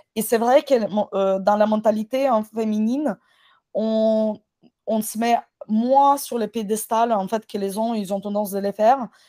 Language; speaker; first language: French; non-native, fluent; Ukrainian